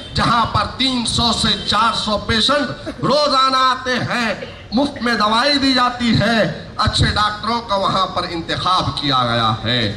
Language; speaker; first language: Urdu; native; Urdu